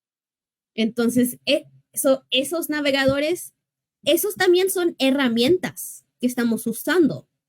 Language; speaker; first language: Spanish; early bilingual, heritage; English